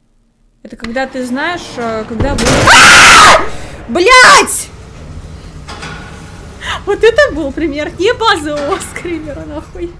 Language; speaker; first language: Russian; native; Russian